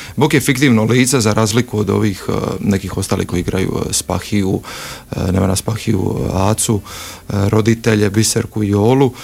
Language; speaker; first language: Croatian; native; Croatian